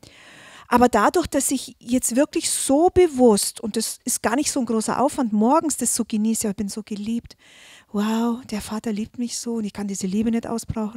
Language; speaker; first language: German; native; German